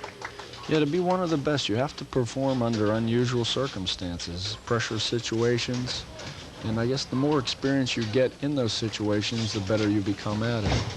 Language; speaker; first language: English; native; English